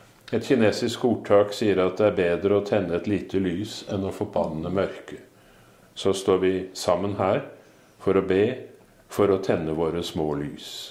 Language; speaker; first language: Norwegian; native; Norwegian